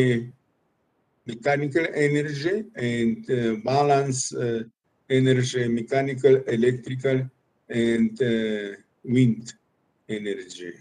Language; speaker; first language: English; non-native, learner; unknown